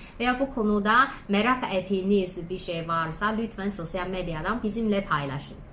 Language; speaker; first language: Turkish; non-native, fluent; Chinese